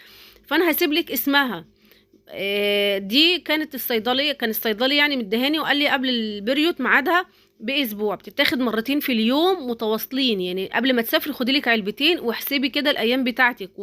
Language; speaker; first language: Arabic; native; Arabic